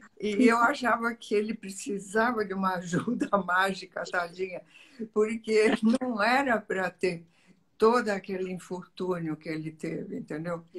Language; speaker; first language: Portuguese; early bilingual, other home language; Italian